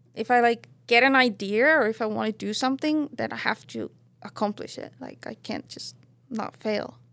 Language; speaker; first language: English; non-native, fluent; Estonian